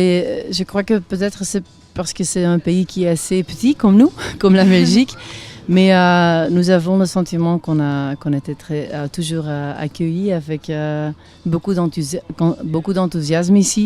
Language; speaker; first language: French; non-native, local second language; Dutch